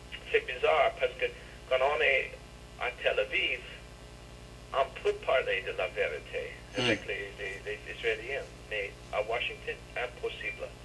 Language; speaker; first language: French; non-native, learner; English